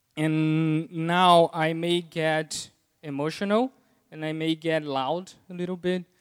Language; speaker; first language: English; non-native, fluent; Portuguese